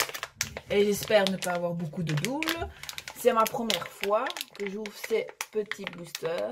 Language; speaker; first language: French; native; French